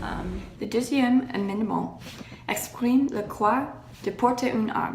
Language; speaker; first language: French; non-native, learner; English